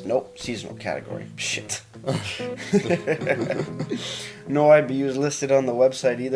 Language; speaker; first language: English; native; English